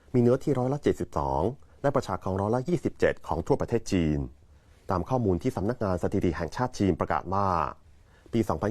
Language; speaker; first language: Thai; non-native, fluent; Chinese